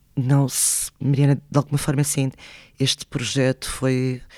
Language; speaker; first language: Portuguese; early bilingual, other home language; Spanish